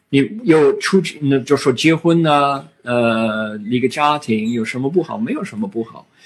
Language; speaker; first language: Chinese; non-native, fluent; English